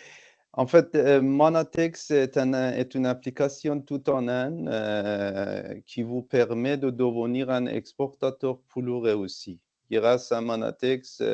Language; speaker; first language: French; non-native, fluent; Persian